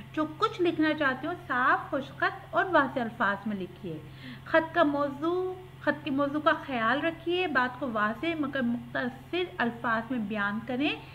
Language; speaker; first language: Urdu; native; Urdu